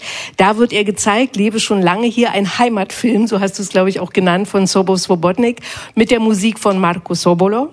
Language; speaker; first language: German; native; German